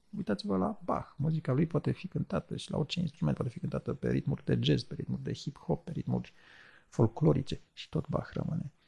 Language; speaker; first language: Romanian; native; Romanian